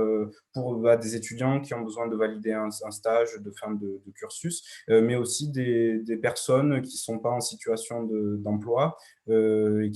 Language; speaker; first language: French; native; French